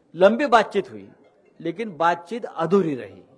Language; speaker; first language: Hindi; non-native, local second language; Marathi